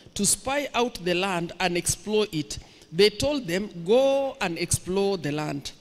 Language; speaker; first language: English; non-native, local second language; Swahili